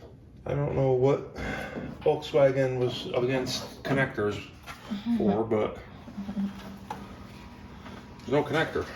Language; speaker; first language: English; native; English